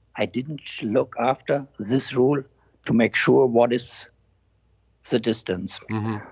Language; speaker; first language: English; non-native, fluent; German